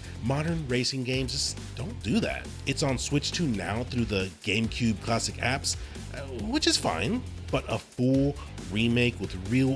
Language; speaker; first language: English; native; English